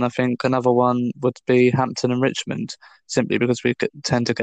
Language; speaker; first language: English; native; English